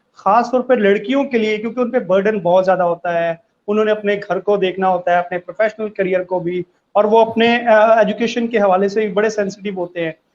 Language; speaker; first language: Urdu; native; Urdu